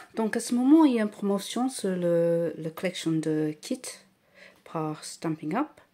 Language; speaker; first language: French; non-native, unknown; English